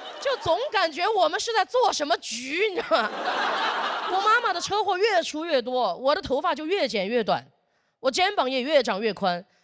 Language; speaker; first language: Chinese; native; Chinese